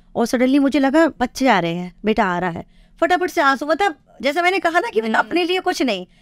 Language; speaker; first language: Hindi; native; Hindi